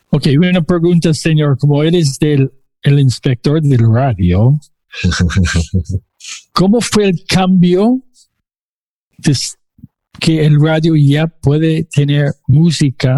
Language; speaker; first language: Spanish; non-native, fluent; English